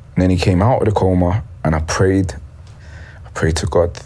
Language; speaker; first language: English; native; English